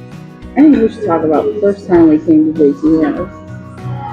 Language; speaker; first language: English; native; English